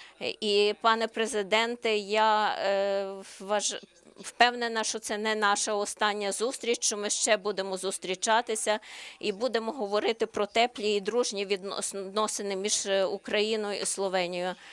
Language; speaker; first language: Ukrainian; non-native, learner; Slovenian